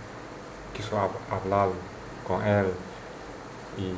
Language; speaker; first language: Spanish; non-native, learner; Chinese